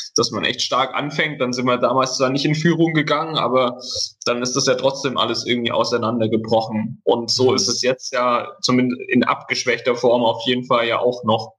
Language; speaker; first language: German; native; German